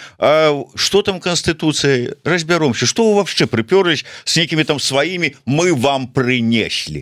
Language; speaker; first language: Belarusian; native; Belarusian